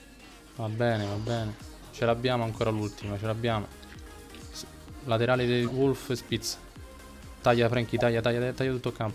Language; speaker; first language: Italian; native; Italian